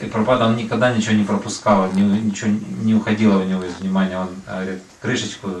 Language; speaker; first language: Russian; native; Russian